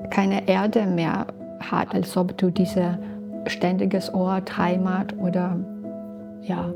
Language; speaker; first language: German; non-native, fluent; Belarusian